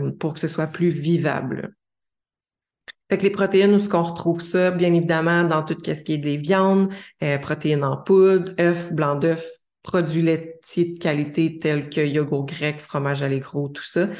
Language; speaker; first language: French; native; French